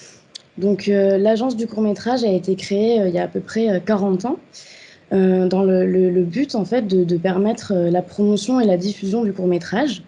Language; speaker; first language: French; native; French